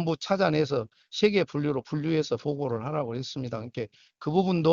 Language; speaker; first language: Korean; native; Korean